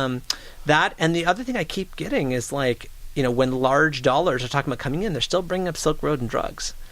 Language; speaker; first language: English; native; English